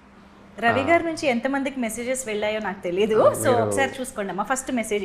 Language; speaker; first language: Telugu; native; Telugu